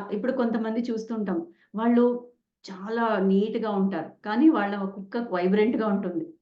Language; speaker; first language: Telugu; non-native, local second language; Kannada